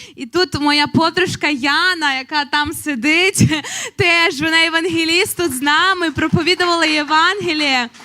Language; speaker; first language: Ukrainian; native; Ukrainian